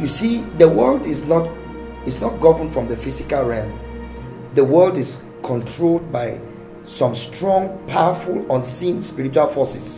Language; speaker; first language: English; native; English